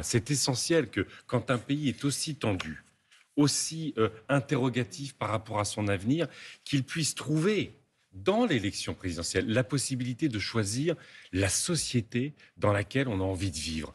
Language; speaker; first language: French; native; French